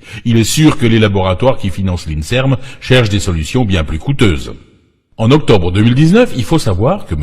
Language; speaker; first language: French; native; French